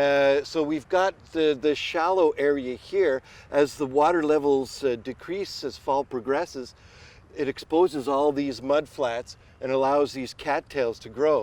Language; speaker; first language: English; native; English